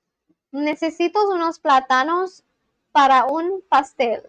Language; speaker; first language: Spanish; non-native, learner; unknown